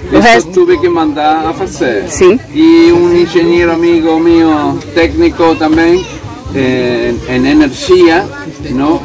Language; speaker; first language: Portuguese; non-native, learner; Spanish